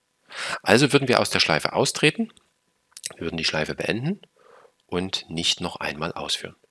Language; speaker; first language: German; native; German